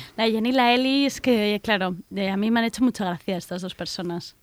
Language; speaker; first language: Spanish; native; Spanish